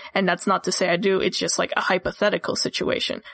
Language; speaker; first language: English; native; English